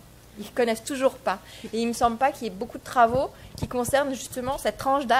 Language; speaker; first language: French; native; French